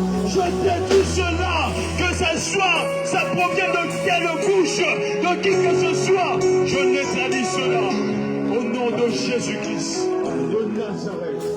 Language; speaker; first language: French; non-native, local second language; Lingala